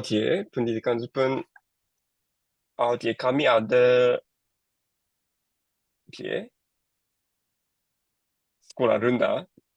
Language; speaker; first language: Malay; non-native, learner; Japanese